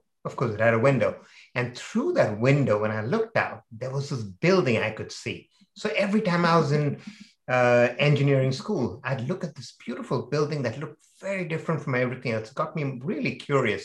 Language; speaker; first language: English; non-native, local second language; Hindi